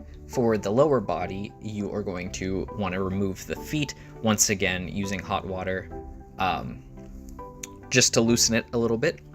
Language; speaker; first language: English; native; English